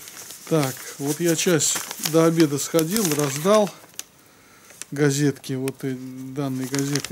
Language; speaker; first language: Russian; native; Russian